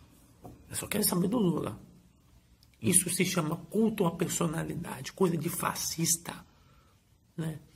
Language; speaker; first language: Portuguese; native; Portuguese